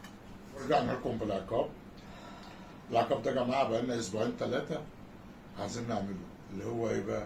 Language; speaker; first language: Arabic; native; Arabic